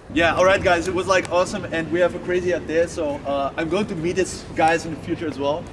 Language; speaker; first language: English; non-native, fluent; Dutch